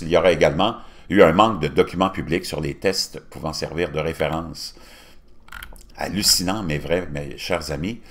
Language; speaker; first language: French; native; French